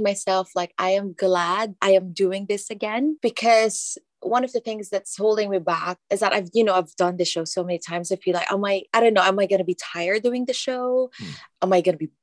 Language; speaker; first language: English; non-native, local second language; Filipino